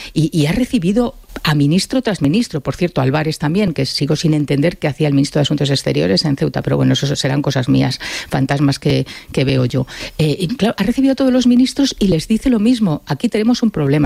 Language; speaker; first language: Spanish; native; Spanish